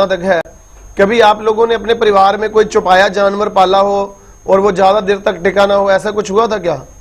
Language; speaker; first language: Hindi; native; Hindi